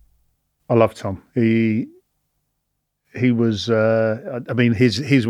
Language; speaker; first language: English; native; English